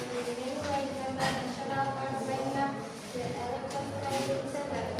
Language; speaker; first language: English; non-native, learner; Indonesian